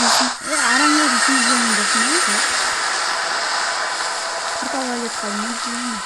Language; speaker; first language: Kazakh; native; Kazakh